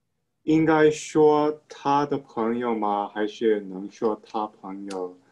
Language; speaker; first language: Chinese; non-native, learner; English